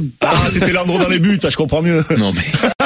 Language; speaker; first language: French; native; French